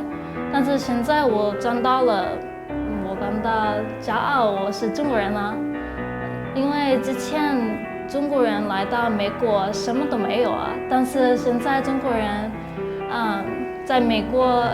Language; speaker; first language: Chinese; early bilingual, heritage; Chinese